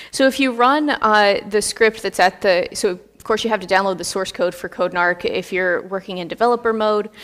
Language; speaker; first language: English; native; English